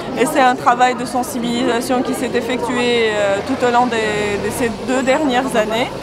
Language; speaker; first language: French; non-native, local second language; Arabic